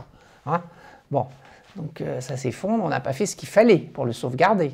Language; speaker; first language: French; native; French